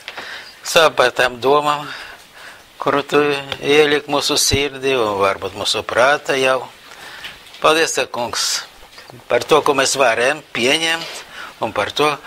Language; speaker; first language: Latvian; non-native, local second language; Russian